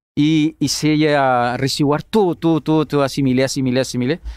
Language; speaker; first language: French; non-native, learner; Spanish